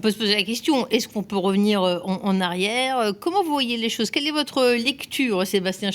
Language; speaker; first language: French; native; French